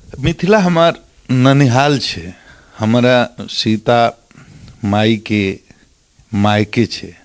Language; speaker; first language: Maithili; non-native, local second language; Bhojpuri